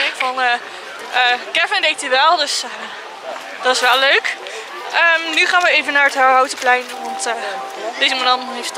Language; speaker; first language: Dutch; native; Dutch